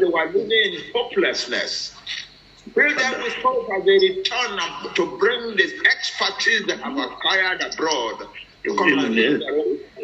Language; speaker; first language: English; non-native, local second language; Yoruba